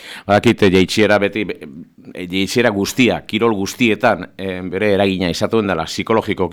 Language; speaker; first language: Basque; native; Basque